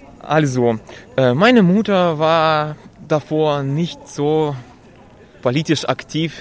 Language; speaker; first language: German; non-native, fluent; Russian